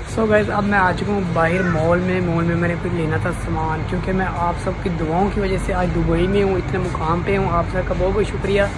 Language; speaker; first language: Urdu; non-native, local second language; Punjabi